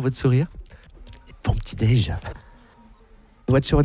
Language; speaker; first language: French; native; French